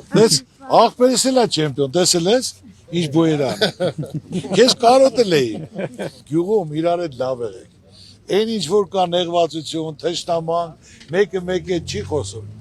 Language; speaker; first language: Armenian; native; Armenian